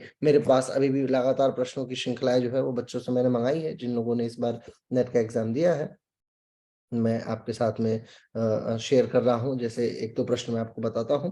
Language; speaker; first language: Hindi; native; Hindi